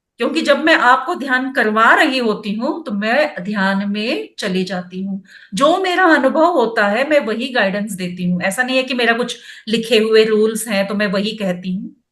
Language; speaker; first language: Hindi; non-native, local second language; Kannada